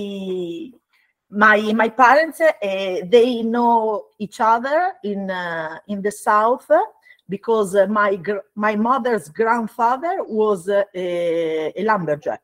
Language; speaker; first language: English; non-native, learner; Italian